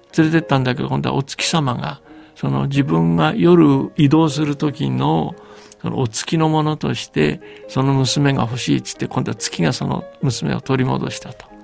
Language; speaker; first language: Japanese; early bilingual, heritage; Japanese